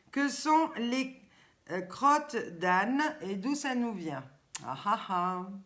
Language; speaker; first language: French; native; French